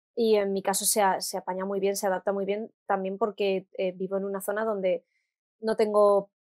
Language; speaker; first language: Spanish; native; Spanish